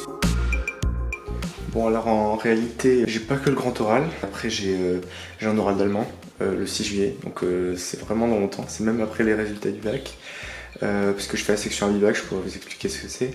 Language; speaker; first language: French; native; French